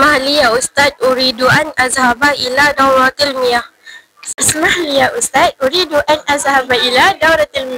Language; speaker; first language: Arabic; non-native, learner; Malay